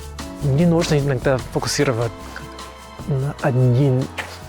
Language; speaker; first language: Russian; non-native, learner; English